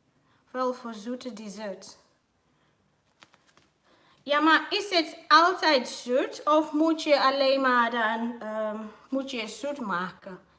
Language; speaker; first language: Dutch; non-native, learner; Swahili